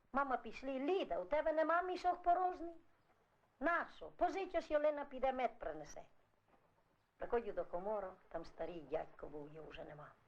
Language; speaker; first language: Ukrainian; non-native, fluent; Italian